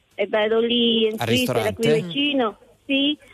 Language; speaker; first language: Italian; non-native, learner; Spanish